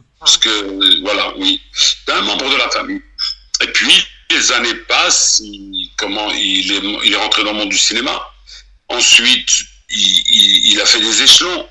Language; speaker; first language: French; early bilingual, other home language; Arabic